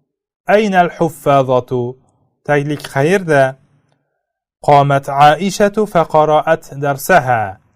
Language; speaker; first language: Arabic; non-native, fluent; Uzbek